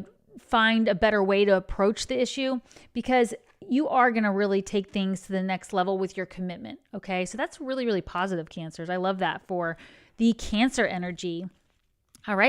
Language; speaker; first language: English; native; English